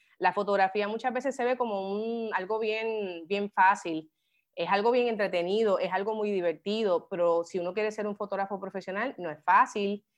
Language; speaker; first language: Spanish; native; Spanish